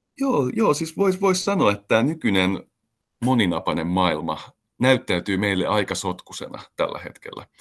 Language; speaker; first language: Finnish; native; Finnish